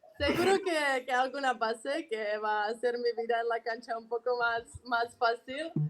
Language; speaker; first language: Spanish; non-native, fluent; Czech